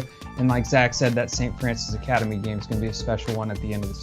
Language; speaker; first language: English; native; English